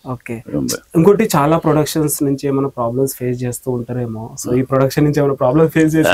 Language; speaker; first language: Telugu; native; Telugu